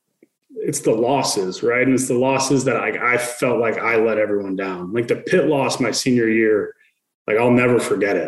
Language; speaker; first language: English; native; English